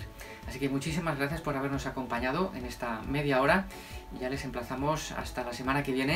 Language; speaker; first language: Spanish; native; Spanish